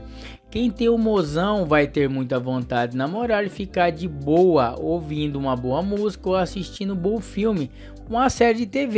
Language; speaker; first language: Portuguese; native; Portuguese